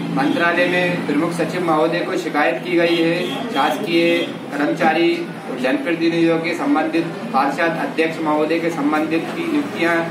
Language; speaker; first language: Hindi; native; Hindi